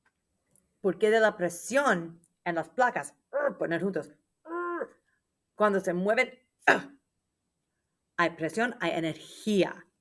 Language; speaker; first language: Spanish; non-native, learner; English